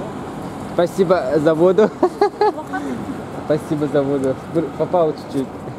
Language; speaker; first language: Russian; native; Russian